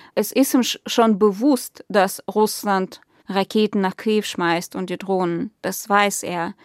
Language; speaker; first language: German; non-native, fluent; Russian